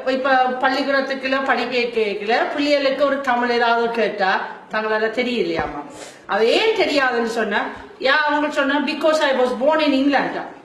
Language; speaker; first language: Tamil; non-native, fluent; German